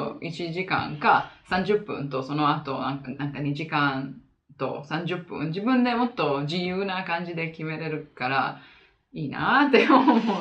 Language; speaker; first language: Japanese; non-native, fluent; Italian